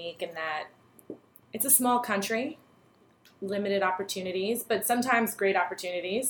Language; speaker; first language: English; native; English